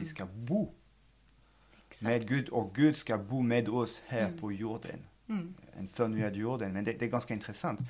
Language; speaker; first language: Swedish; non-native, fluent; French